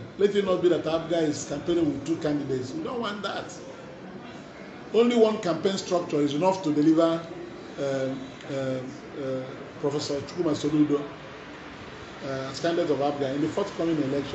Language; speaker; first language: English; non-native, local second language; Igbo